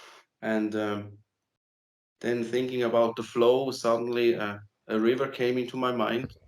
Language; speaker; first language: English; non-native, fluent; German